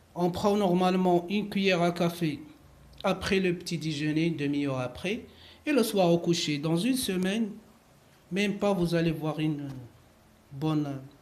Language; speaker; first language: French; non-native, local second language; Arabic